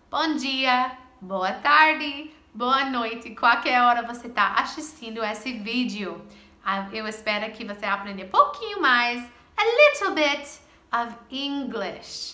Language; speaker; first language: Portuguese; non-native, fluent; English